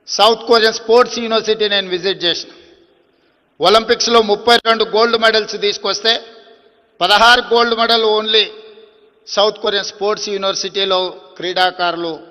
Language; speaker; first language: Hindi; non-native, local second language; Telugu